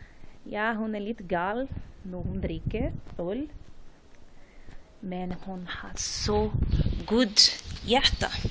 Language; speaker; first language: Norwegian; non-native, learner; Portuguese